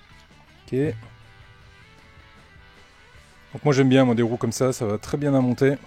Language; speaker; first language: French; native; French